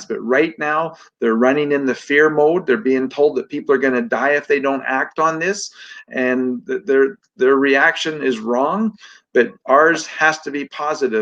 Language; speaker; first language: English; native; English